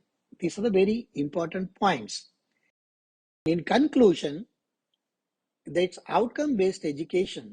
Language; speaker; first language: English; non-native, local second language; Tamil